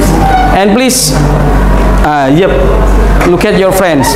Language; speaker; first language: English; non-native, fluent; Indonesian